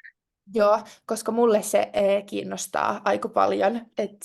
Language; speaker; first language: Finnish; non-native, local second language; Swedish